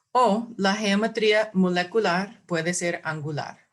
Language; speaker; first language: Spanish; early bilingual, heritage; English